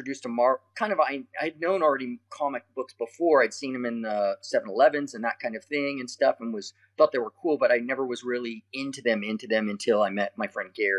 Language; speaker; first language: English; native; English